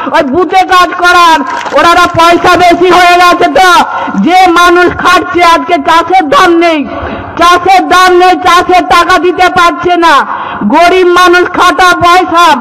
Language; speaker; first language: Bangla; non-native, local second language; Santali